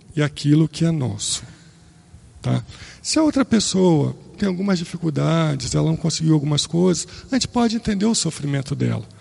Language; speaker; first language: Portuguese; native; Portuguese